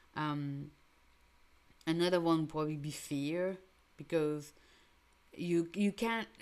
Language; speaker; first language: English; non-native, local second language; French